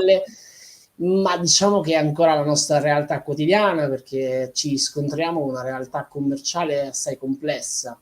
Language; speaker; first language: Italian; native; Italian